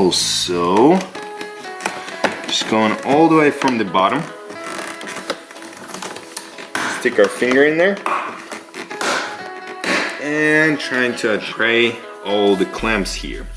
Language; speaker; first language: English; non-native, fluent; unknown